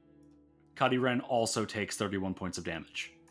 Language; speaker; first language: English; native; English